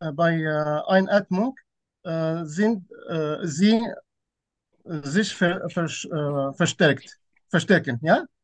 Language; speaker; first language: German; non-native, fluent; Turkish